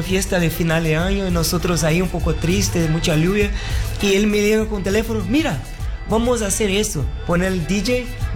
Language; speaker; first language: Spanish; non-native, learner; Portuguese